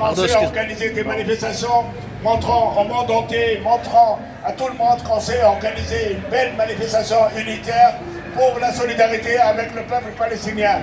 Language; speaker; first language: French; native; French